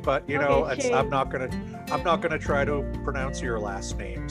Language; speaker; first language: English; native; English